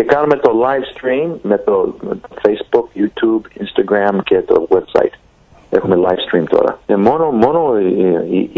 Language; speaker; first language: Greek; early bilingual, heritage; Greek